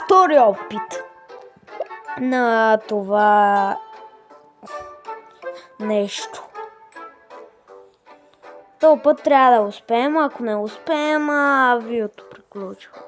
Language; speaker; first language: Bulgarian; native; Bulgarian